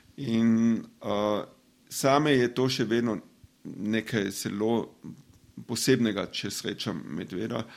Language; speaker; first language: Slovenian; non-native, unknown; German